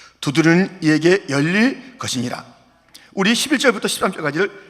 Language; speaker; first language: Korean; native; Korean